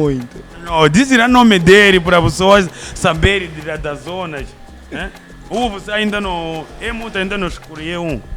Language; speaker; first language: Portuguese; non-native, learner; Kinyarwanda